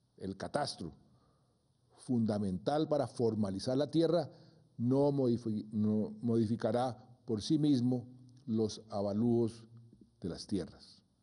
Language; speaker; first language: Spanish; native; Spanish